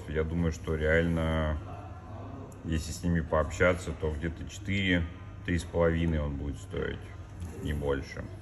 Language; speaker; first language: Russian; native; Russian